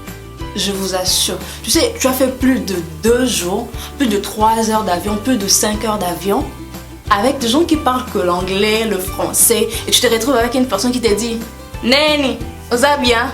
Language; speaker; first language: French; non-native, local second language; Lingala